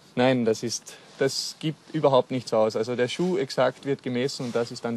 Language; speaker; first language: German; native; German